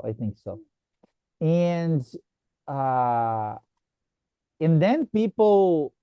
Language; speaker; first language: English; non-native, fluent; Portuguese